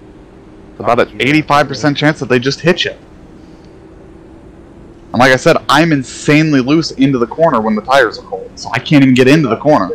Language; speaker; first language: English; native; English